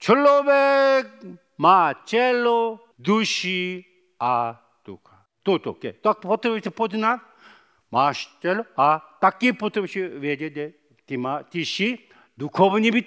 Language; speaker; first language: Czech; non-native, fluent; Korean